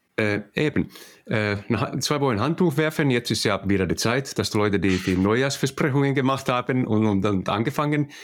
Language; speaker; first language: German; non-native, fluent; Finnish